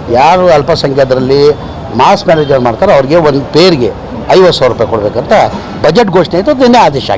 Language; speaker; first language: Kannada; non-native, local second language; Urdu